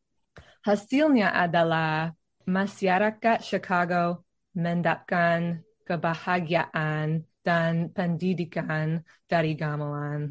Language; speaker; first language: Indonesian; non-native, learner; English